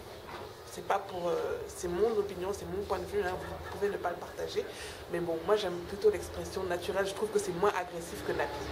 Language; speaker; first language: French; non-native, local second language; Wolof